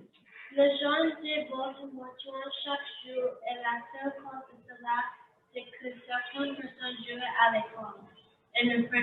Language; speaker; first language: French; non-native, learner; English